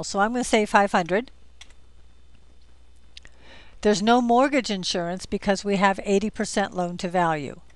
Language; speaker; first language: English; native; English